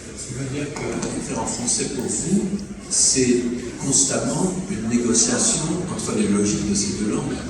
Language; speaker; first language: French; native; French